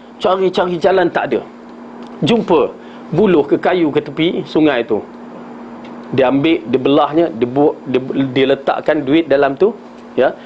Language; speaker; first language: Malay; native; Malay